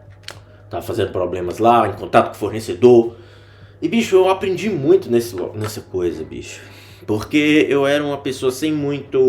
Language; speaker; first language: Portuguese; native; Portuguese